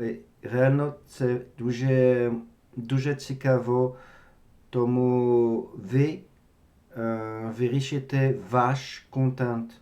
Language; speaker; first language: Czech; non-native, learner; French